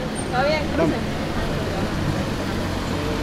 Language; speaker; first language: Spanish; native; Spanish